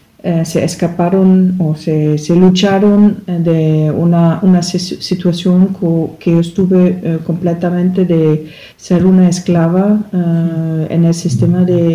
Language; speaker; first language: Spanish; non-native, learner; German